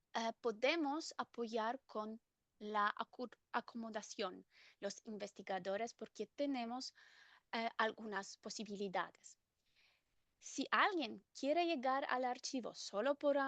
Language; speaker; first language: Spanish; non-native, fluent; German